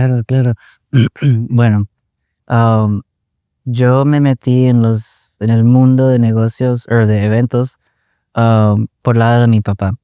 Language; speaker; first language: Spanish; early bilingual, other home language; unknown